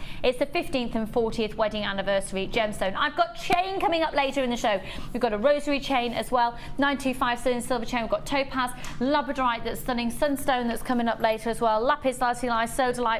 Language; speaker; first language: English; native; English